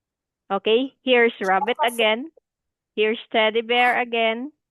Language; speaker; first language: English; non-native, fluent; Filipino